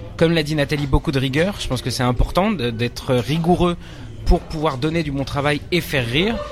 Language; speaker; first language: French; native; French